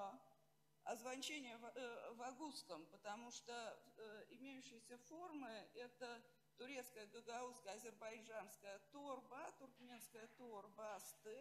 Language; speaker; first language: Russian; native; Russian